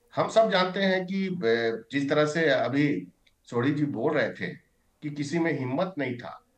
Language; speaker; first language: Hindi; native; Hindi